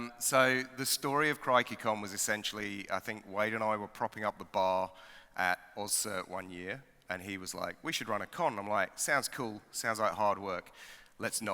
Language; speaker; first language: English; native; English